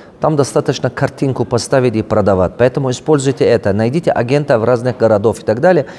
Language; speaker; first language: Russian; non-native, local second language; Tajik